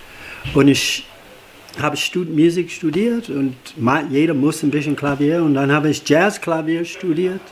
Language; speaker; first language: German; non-native, fluent; English